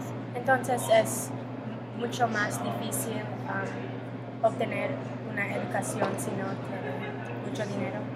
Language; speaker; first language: Spanish; non-native, learner; English